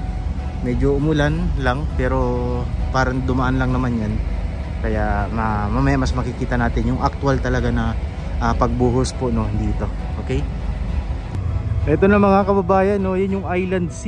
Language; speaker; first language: Filipino; native; Filipino